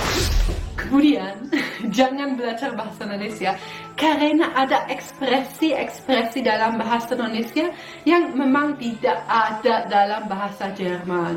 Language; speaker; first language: Indonesian; non-native, fluent; German